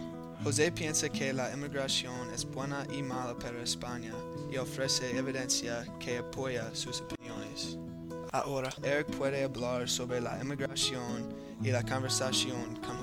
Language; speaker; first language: Spanish; non-native, learner; English